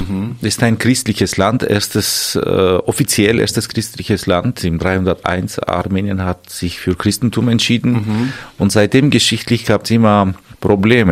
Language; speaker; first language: German; non-native, fluent; Armenian